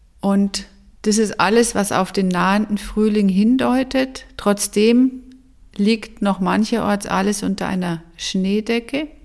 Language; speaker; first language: German; native; German